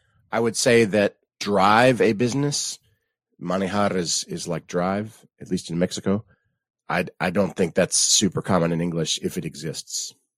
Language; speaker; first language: English; native; English